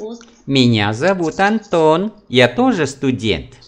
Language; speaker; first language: Russian; non-native, fluent; Vietnamese